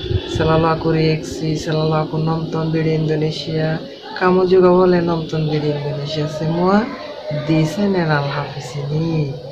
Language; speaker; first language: Indonesian; non-native, learner; Bangla